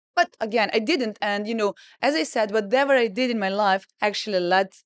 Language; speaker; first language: English; non-native, fluent; Serbian